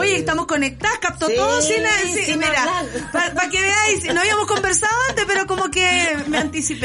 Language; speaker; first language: Spanish; native; Spanish